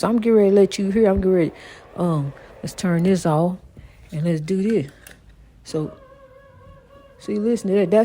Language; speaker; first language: English; native; English